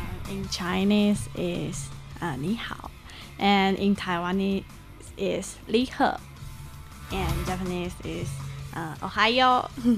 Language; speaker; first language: English; non-native, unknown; Chinese